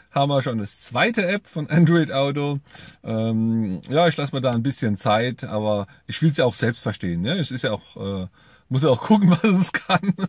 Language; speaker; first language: German; native; German